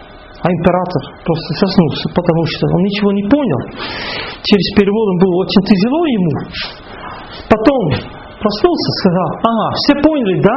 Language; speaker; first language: Russian; non-native, fluent; Dutch